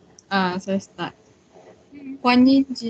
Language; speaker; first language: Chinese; non-native, learner; Malay